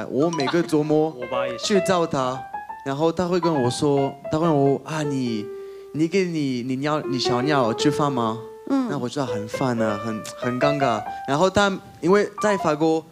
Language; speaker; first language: Chinese; non-native, learner; French